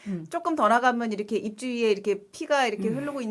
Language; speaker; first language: Korean; native; Korean